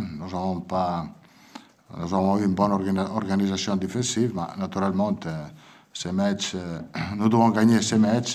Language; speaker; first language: French; non-native, learner; Italian